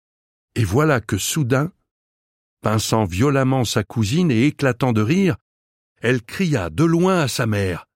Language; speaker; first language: French; native; French